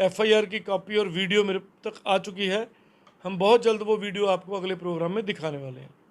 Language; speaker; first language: Hindi; non-native, local second language; Punjabi